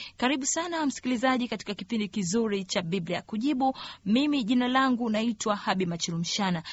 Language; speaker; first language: Swahili; native; Swahili